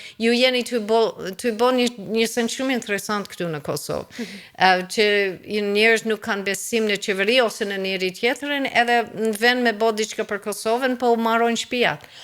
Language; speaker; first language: Albanian; non-native, fluent; English